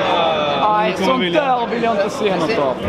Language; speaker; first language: Swedish; native; Swedish